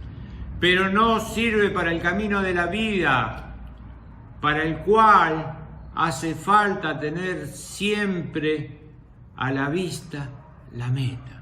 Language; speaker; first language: Spanish; native; Spanish